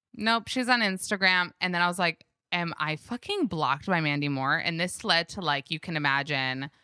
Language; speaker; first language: English; early bilingual, other home language; Hebrew